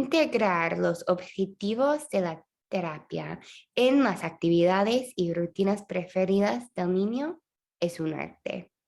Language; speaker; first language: Spanish; non-native, fluent; English